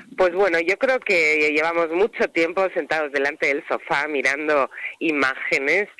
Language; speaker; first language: Spanish; native; Spanish